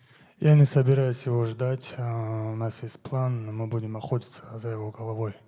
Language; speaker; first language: Russian; non-native, local second language; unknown